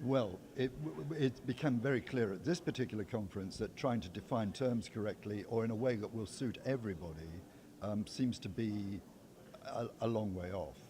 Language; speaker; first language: English; native; English